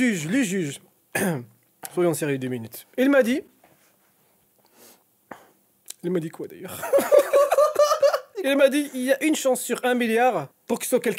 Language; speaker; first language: French; native; French